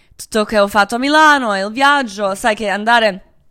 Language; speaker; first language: Italian; non-native, fluent; Croatian